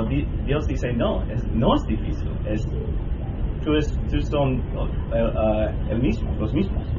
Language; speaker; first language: Spanish; non-native, learner; English